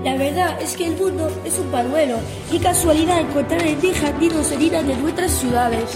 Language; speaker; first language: Spanish; non-native, learner; Arabic